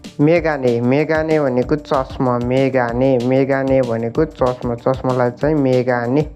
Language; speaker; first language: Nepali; native; Nepali